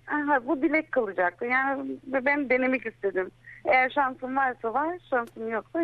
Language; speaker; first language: Turkish; early bilingual, heritage; Turkish